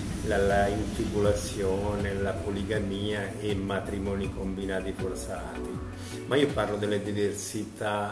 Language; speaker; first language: Italian; non-native, fluent; Urdu